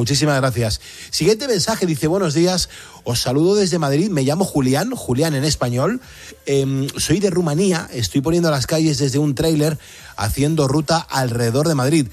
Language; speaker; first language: Spanish; native; Spanish